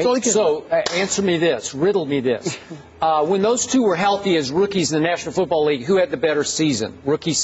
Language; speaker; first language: English; native; English